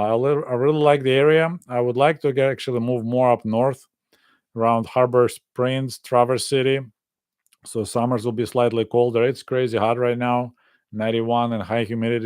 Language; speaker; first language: English; non-native, fluent; Russian